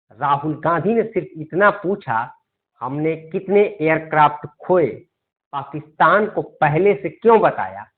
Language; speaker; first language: Hindi; native; Hindi